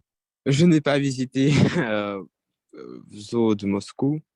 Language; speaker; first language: French; non-native, learner; Russian